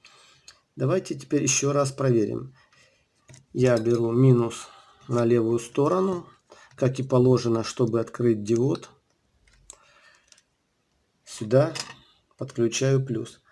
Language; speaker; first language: Russian; native; Russian